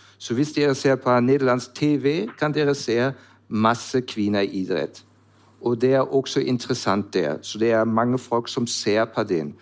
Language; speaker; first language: Norwegian; non-native, learner; German